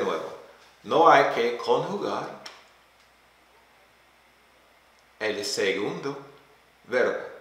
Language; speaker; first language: Spanish; non-native, fluent; English